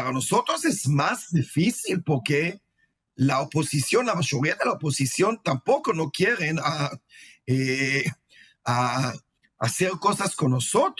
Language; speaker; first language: Spanish; non-native, fluent; Hebrew